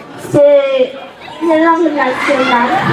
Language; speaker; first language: French; non-native, local second language; Kinyarwanda